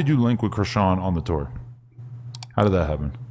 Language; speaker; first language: English; native; English